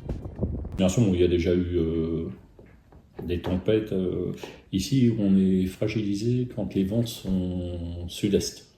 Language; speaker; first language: French; native; French